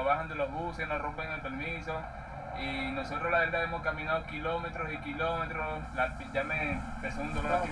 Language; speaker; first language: Spanish; native; Spanish